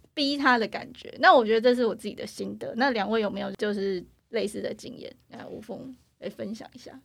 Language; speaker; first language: Chinese; native; Chinese